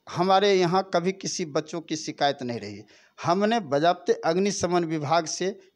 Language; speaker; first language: Hindi; native; Hindi